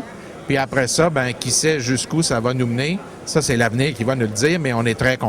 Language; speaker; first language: French; native; French